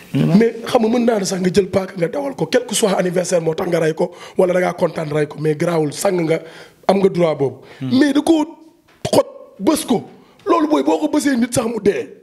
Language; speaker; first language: Wolof; native; Wolof